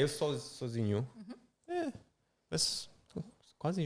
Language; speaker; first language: Portuguese; non-native, learner; English